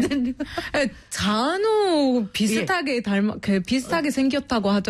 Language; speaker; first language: Korean; non-native, fluent; Arabic